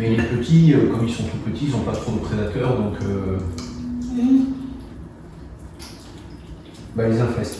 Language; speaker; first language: French; native; French